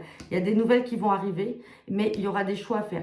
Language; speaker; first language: French; native; French